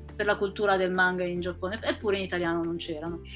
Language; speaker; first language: Italian; native; Italian